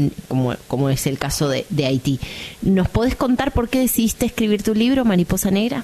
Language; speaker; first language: Spanish; native; Spanish